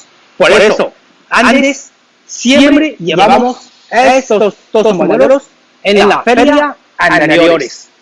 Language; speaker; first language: Spanish; non-native, learner; Chinese